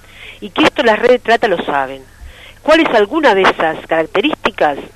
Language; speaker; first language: Spanish; native; Spanish